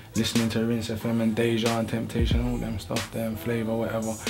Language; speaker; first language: English; native; English